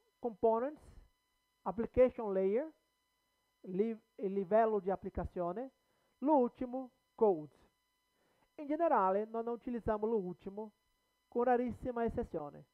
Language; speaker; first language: Italian; non-native, learner; Portuguese